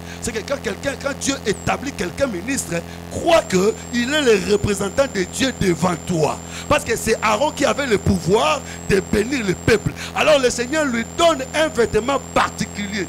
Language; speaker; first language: French; non-native, local second language; Lingala